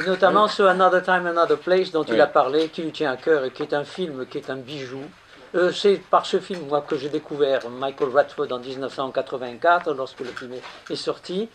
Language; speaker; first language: French; native; French